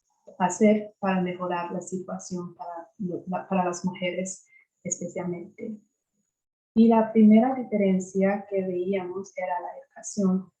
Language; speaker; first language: Spanish; non-native, fluent; English